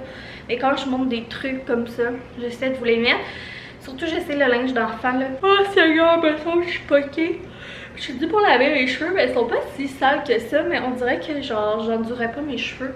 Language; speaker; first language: French; native; French